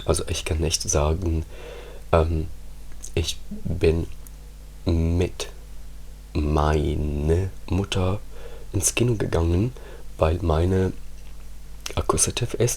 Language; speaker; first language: German; non-native, fluent; Italian